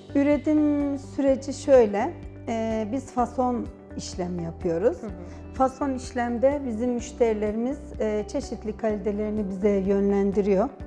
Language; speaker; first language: Turkish; native; Turkish